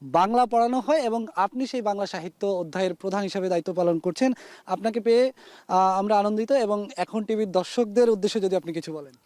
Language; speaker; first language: Bangla; native; Bangla